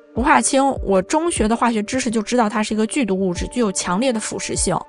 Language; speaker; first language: Chinese; native; Chinese